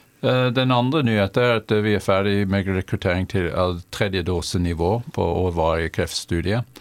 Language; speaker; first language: Norwegian; non-native, fluent; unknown